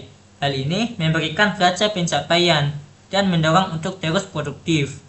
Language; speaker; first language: Indonesian; native; Indonesian